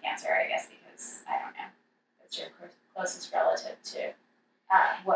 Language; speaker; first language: English; native; English